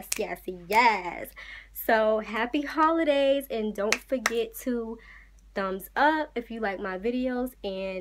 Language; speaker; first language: English; native; English